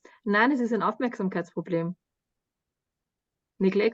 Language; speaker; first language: German; native; German